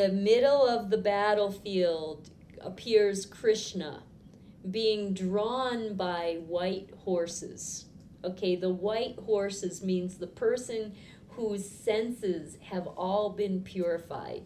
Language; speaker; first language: English; native; English